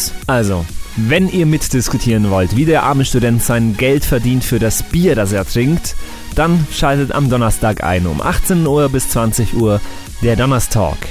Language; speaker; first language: German; native; German